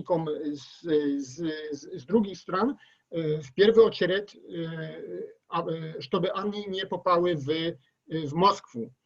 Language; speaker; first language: Russian; non-native, learner; Polish